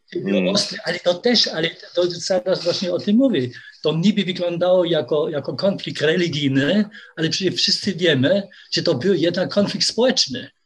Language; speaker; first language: Polish; non-native, fluent; German